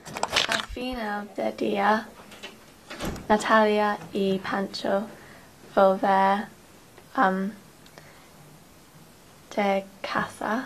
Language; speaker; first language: Spanish; non-native, learner; English